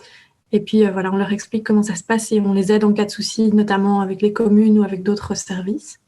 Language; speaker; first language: French; native; French